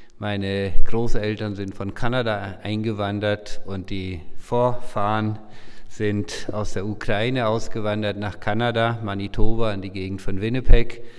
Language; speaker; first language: German; non-native, local second language; Low German